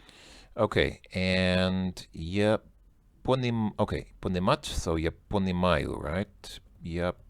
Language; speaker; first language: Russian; non-native, learner; English